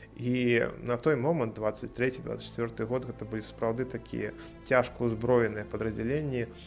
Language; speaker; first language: Belarusian; native; Belarusian